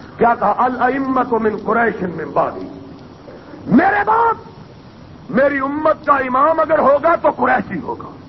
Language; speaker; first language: Urdu; non-native, local second language; Punjabi